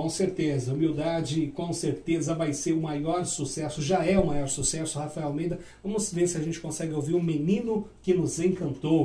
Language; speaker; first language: Portuguese; native; Portuguese